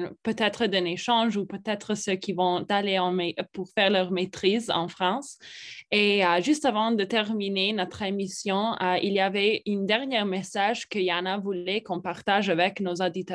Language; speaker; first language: French; non-native, fluent; English